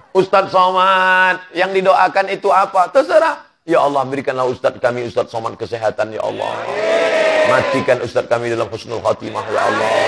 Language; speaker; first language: Indonesian; native; Indonesian